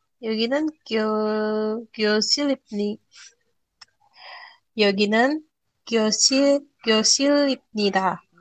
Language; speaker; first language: Korean; non-native, learner; Indonesian